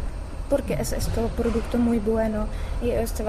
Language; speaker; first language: Spanish; non-native, learner; Czech